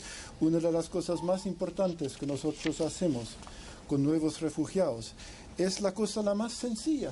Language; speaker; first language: Spanish; non-native, fluent; English